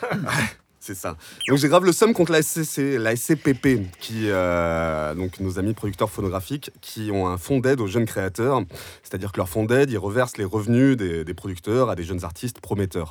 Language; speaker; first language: French; native; French